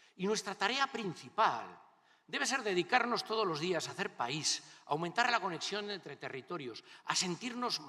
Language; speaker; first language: Spanish; native; Spanish